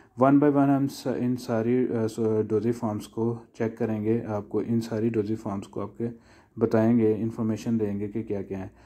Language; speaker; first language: Urdu; non-native, local second language; Punjabi